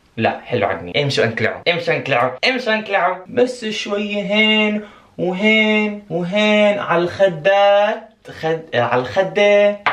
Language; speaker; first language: Arabic; non-native, fluent; English